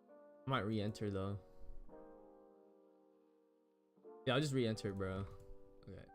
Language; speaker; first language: English; native; English